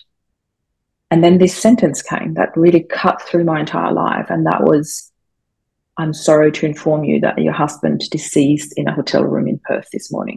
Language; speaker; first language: English; non-native, fluent; German